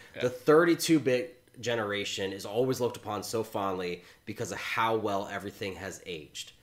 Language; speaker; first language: English; native; English